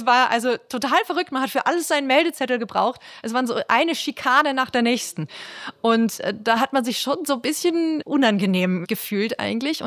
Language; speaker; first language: German; native; German